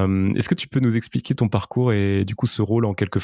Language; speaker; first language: French; native; French